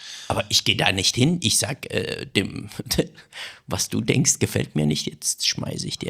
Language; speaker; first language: German; early bilingual, other home language; Persian